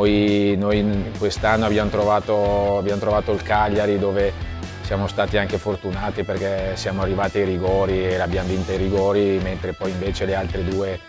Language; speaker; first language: Italian; native; Italian